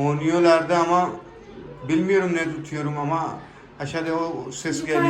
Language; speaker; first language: Turkish; non-native, learner; Urdu